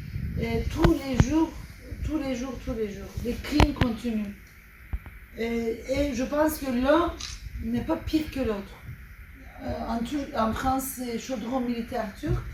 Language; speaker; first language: French; non-native, fluent; Turkish